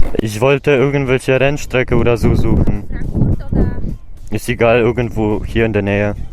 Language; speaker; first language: German; non-native, learner; Polish